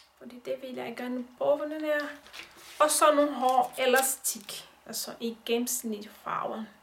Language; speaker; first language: Danish; non-native, learner; Portuguese